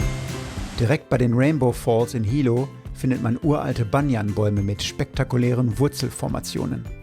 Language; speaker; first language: German; native; German